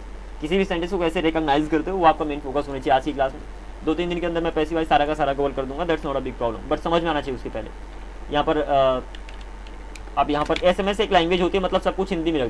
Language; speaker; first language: Hindi; native; Hindi